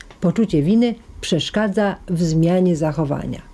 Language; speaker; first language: Polish; native; Polish